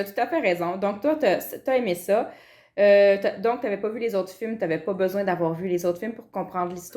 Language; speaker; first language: French; native; French